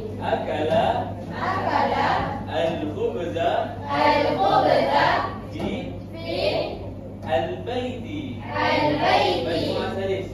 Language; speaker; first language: Arabic; non-native, learner; Malay